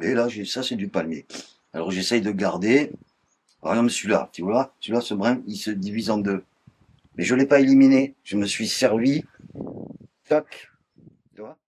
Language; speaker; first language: French; native; French